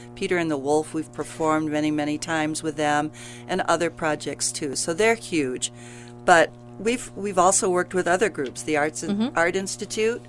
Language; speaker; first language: English; native; English